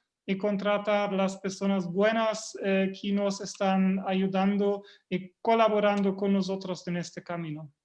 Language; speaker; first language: Spanish; non-native, fluent; German